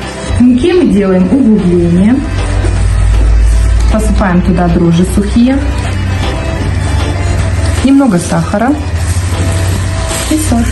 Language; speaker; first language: Russian; native; Russian